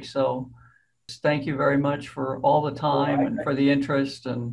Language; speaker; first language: English; native; English